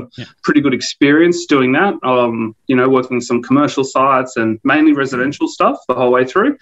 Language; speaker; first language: English; native; English